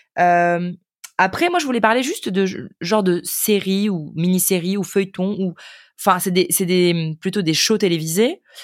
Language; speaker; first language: French; native; French